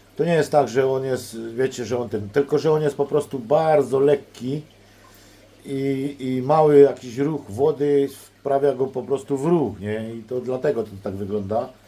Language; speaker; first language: Polish; native; Polish